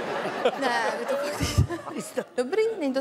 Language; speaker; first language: Czech; native; Czech